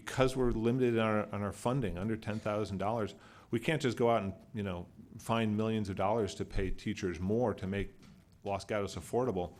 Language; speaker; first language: English; native; English